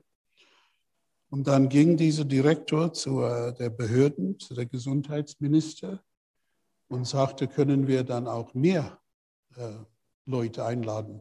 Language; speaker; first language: German; non-native, fluent; English